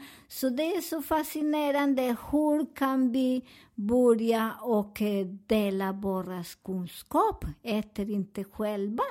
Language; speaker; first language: Swedish; non-native, learner; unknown